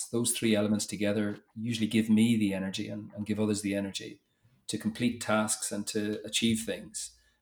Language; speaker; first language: English; native; English